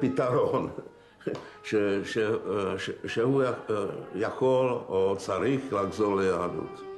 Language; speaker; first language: Hebrew; non-native, fluent; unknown